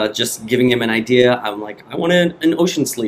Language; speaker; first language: English; native; English